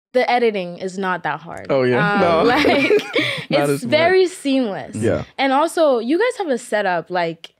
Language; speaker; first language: English; early bilingual, other home language; Akan